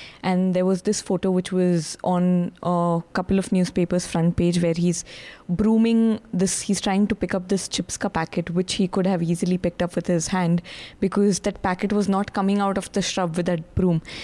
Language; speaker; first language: English; non-native, local second language; Hindi